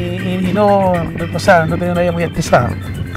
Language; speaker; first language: Spanish; native; Spanish